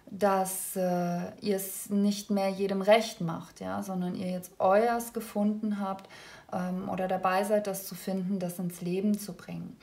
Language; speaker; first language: German; native; German